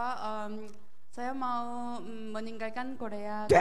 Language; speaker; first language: Indonesian; non-native, learner; Korean